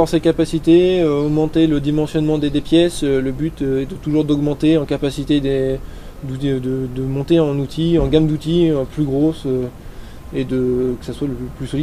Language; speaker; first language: French; native; French